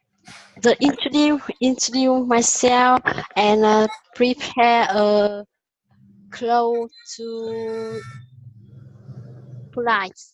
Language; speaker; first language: English; non-native, learner; Vietnamese